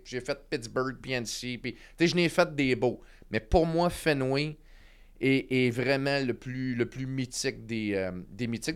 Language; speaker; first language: French; native; French